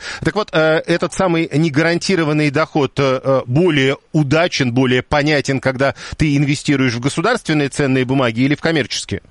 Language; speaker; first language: Russian; native; Russian